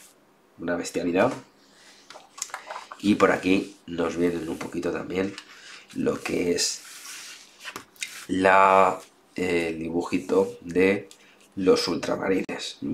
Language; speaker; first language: Spanish; native; Spanish